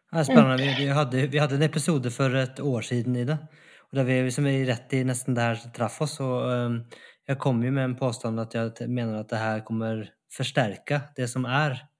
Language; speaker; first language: Norwegian; non-native, fluent; Swedish